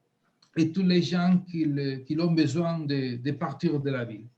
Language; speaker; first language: French; non-native, fluent; Spanish